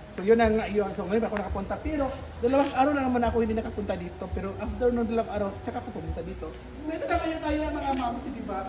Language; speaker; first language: Filipino; native; Filipino